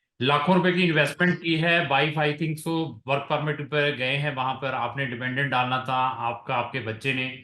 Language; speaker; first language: Hindi; non-native, local second language; Punjabi